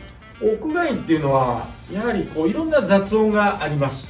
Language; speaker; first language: Japanese; native; Japanese